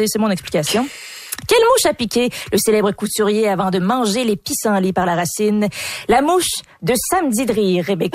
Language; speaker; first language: French; native; French